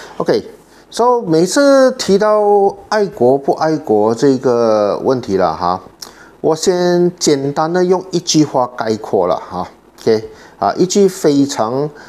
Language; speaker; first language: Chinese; native; Chinese